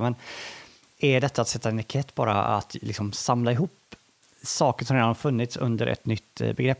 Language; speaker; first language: Swedish; native; Swedish